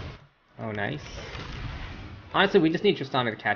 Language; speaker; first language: English; native; English